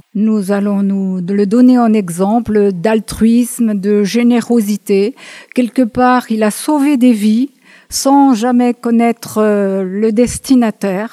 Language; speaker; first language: French; native; French